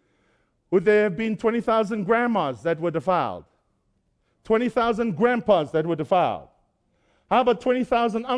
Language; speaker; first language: English; native; English